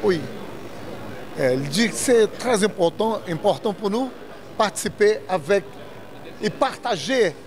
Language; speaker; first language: French; non-native, learner; Portuguese